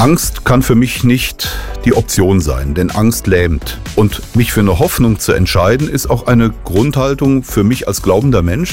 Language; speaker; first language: German; native; German